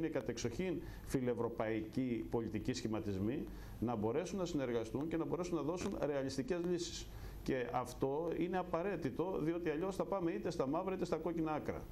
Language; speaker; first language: Greek; native; Greek